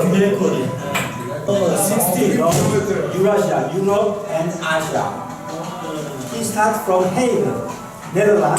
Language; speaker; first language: English; non-native, learner; Korean